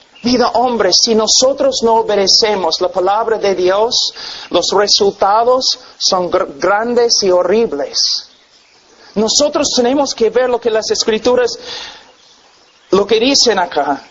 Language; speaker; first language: Spanish; non-native, fluent; English